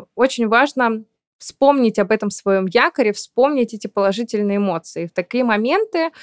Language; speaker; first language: Russian; native; Russian